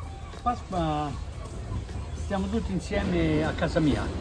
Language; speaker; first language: Italian; native; Italian